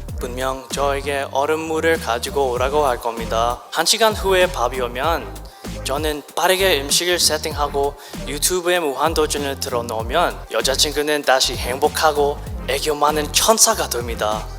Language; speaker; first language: Korean; non-native, learner; English